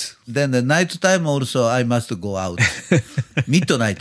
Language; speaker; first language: English; non-native, learner; Japanese